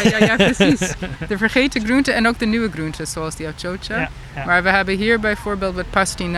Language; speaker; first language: Dutch; non-native, fluent; English